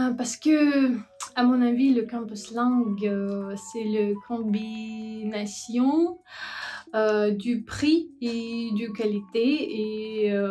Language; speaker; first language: French; non-native, learner; Russian